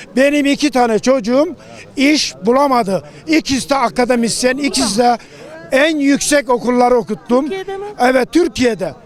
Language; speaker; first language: Turkish; native; Turkish